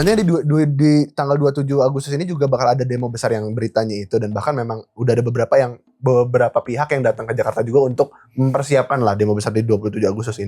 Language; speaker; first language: Indonesian; native; Indonesian